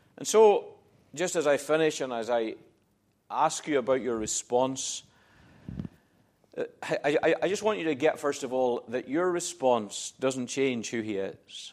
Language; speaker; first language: English; native; English